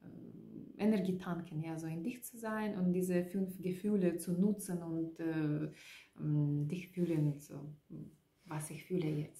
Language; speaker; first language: German; non-native, learner; Russian